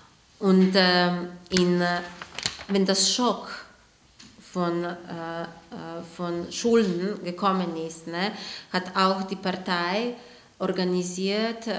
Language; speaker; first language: German; non-native, fluent; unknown